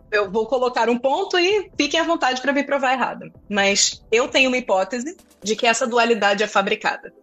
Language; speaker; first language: Portuguese; native; Portuguese